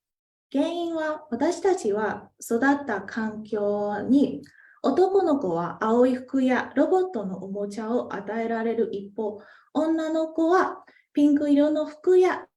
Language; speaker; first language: Japanese; non-native, fluent; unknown